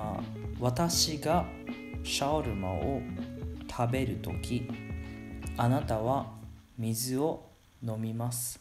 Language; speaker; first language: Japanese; non-native, learner; Georgian